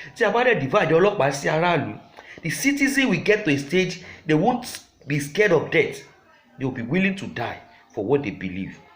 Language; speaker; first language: English; non-native, local second language; Yoruba